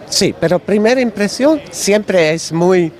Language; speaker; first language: Spanish; non-native, learner; Dutch